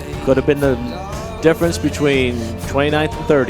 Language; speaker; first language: English; native; English